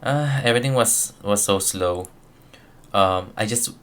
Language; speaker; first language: English; non-native, local second language; Filipino